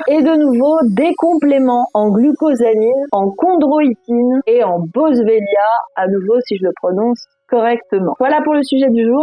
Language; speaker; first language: French; native; French